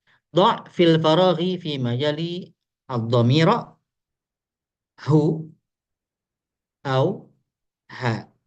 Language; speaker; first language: Arabic; non-native, fluent; Indonesian